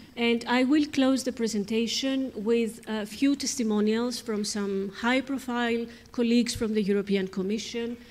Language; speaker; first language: English; non-native, fluent; Greek